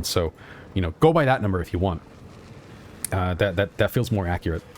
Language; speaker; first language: English; native; English